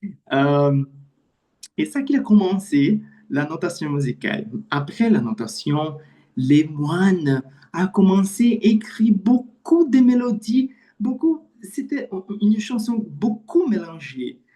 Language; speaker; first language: French; non-native, learner; Portuguese